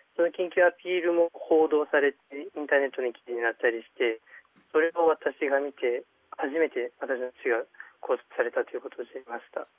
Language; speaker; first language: Japanese; early bilingual, other home language; Chinese